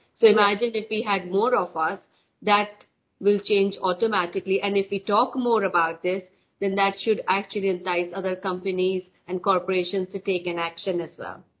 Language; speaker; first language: English; non-native, local second language; Hindi